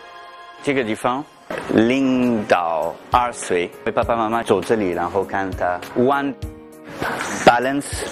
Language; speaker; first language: Chinese; non-native, learner; French